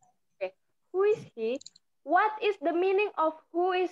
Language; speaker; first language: English; non-native, fluent; Indonesian